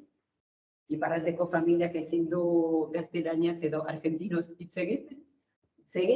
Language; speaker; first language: Basque; non-native, fluent; Spanish